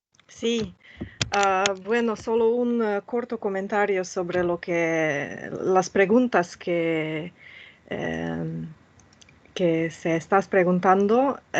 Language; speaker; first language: Spanish; non-native, fluent; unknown